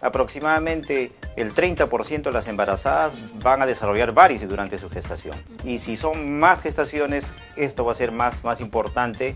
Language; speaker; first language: Spanish; native; Spanish